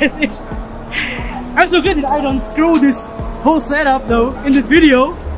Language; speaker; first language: English; non-native, fluent; Indonesian